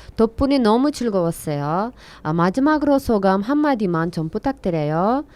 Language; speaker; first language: Korean; non-native, fluent; Uzbek